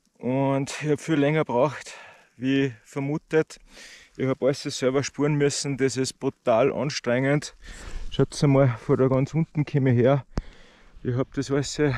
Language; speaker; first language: German; native; German